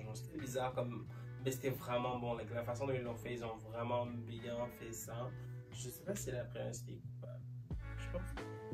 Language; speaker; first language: French; native; French